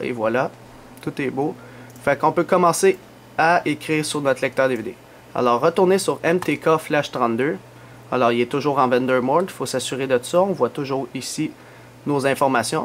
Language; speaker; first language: French; native; French